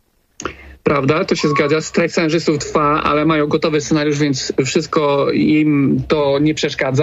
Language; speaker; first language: Polish; native; Polish